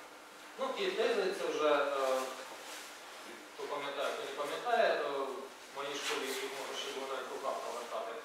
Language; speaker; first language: Ukrainian; native; Ukrainian